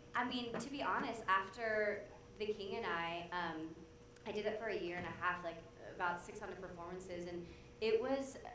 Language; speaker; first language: English; native; English